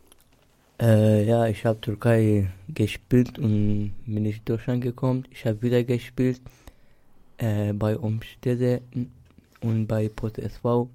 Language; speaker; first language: German; non-native, learner; Turkish